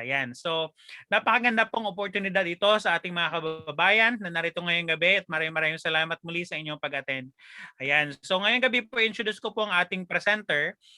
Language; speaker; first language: Filipino; non-native, local second language; Hiligaynon